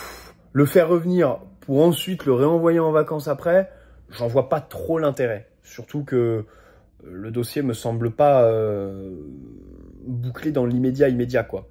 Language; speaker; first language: French; native; French